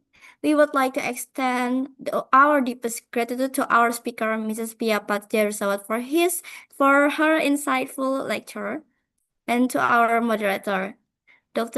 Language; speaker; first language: English; non-native, fluent; Indonesian